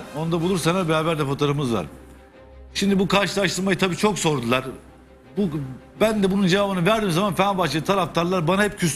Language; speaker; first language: Turkish; native; Turkish